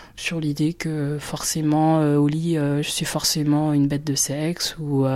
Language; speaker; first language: French; native; French